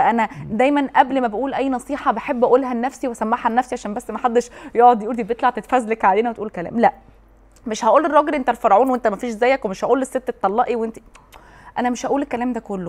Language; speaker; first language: Arabic; native; Arabic